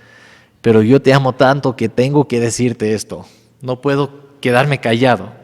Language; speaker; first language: Spanish; non-native, fluent; English